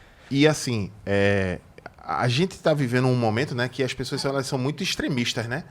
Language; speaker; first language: Portuguese; native; Portuguese